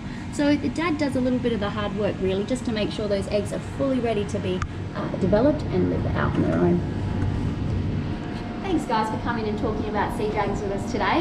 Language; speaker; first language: English; native; English